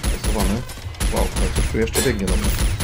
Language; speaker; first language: Polish; native; Polish